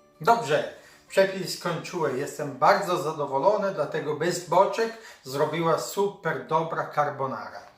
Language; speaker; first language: Polish; non-native, learner; Italian